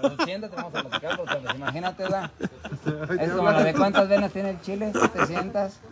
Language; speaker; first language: Spanish; native; Spanish